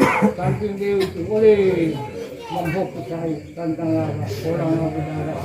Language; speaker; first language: Indonesian; non-native, local second language; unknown